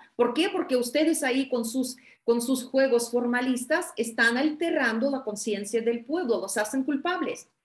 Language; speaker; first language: Spanish; non-native, fluent; Russian